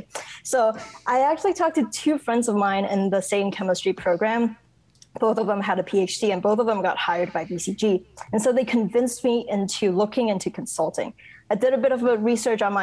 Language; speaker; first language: English; non-native, local second language; Cantonese